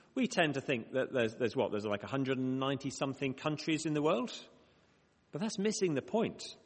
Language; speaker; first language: English; native; English